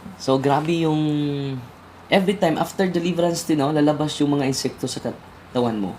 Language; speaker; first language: Filipino; non-native, local second language; Cebuano